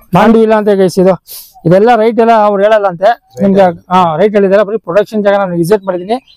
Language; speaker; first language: Kannada; non-native, local second language; Urdu